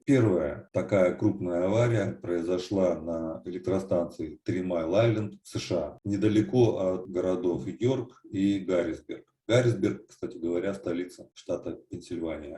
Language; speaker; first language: Russian; native; Russian